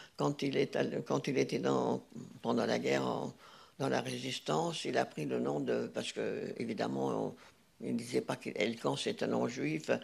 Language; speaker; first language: French; non-native, fluent; Hungarian